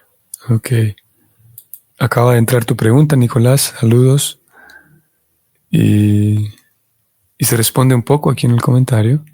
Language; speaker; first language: Spanish; native; Spanish